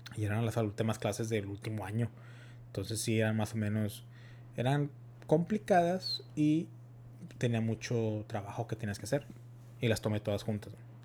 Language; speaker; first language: Spanish; early bilingual, heritage; Spanish